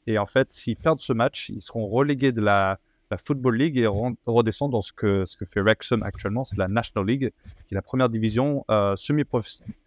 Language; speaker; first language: French; native; French